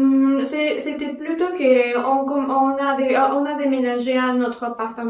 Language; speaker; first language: French; non-native, learner; Spanish